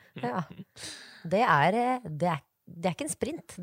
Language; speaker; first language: Norwegian; native; Norwegian